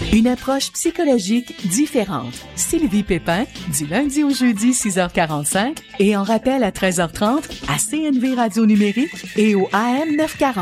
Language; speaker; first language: French; native; French